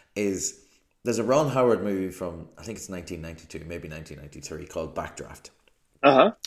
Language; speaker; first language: English; native; English